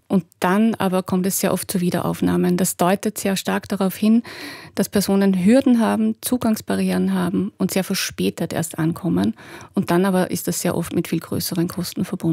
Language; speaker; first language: German; native; German